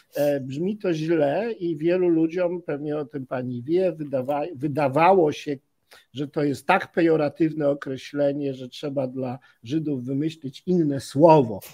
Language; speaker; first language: Polish; native; Polish